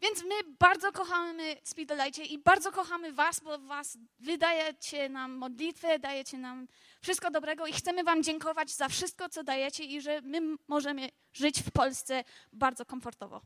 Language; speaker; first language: Polish; non-native, learner; English